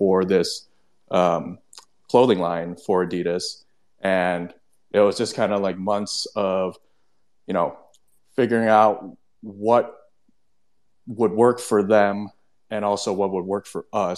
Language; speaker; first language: English; non-native, local second language; Cantonese